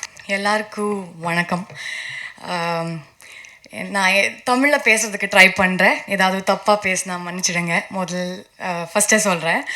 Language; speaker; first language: Tamil; non-native, learner; Kannada